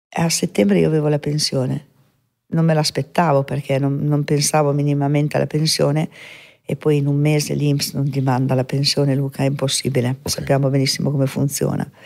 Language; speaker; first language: Italian; native; Italian